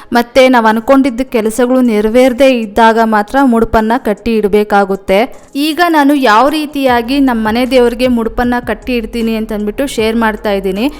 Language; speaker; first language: Kannada; non-native, local second language; Telugu